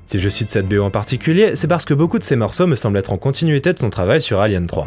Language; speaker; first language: French; native; French